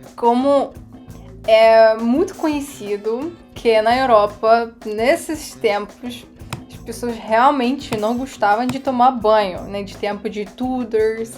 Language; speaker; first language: Portuguese; non-native, fluent; Russian